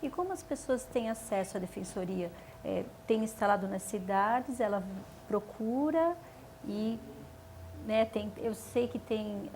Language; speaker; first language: Portuguese; native; Portuguese